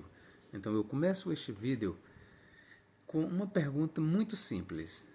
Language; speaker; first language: Portuguese; native; Portuguese